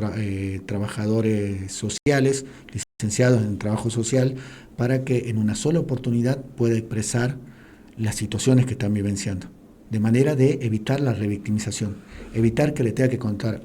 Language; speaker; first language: Spanish; native; Spanish